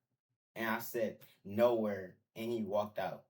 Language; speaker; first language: English; native; English